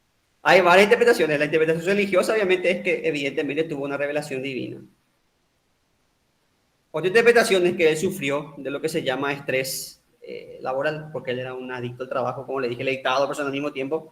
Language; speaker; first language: Spanish; native; Spanish